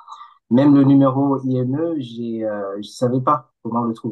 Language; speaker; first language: French; non-native, local second language; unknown